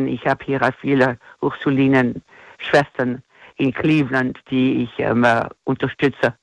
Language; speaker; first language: German; non-native, fluent; English